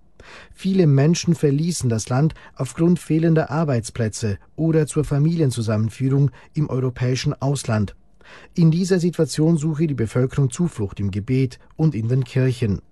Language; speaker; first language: German; native; German